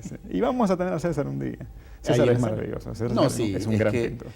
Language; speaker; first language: Spanish; native; Spanish